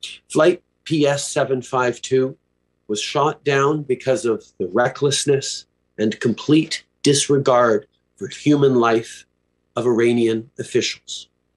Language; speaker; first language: English; early bilingual, other home language; French